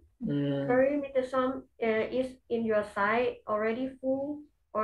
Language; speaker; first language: English; non-native, fluent; Thai